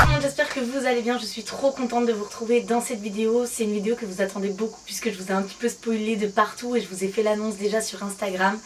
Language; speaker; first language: French; native; French